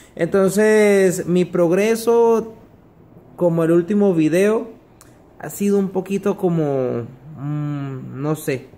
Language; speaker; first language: Spanish; native; Spanish